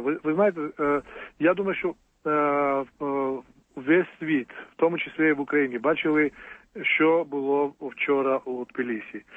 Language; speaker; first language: Ukrainian; non-native, fluent; Georgian